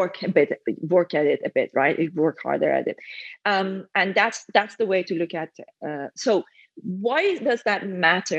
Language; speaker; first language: English; non-native, fluent; Persian